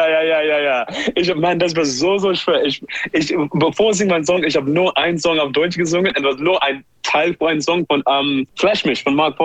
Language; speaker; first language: German; non-native, learner; English